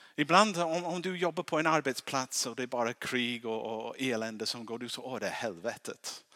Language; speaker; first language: Swedish; non-native, fluent; English